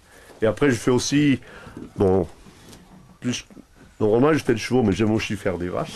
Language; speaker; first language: French; non-native, local second language; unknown